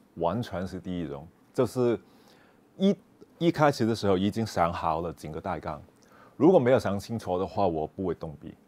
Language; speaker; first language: Chinese; non-native, local second language; Cantonese